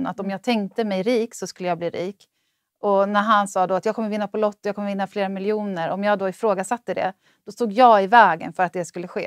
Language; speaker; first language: Swedish; native; Swedish